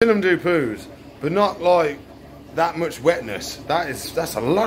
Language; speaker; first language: English; native; English